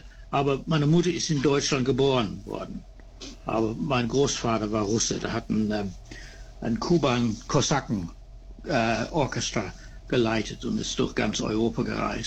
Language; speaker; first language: German; early bilingual, heritage; German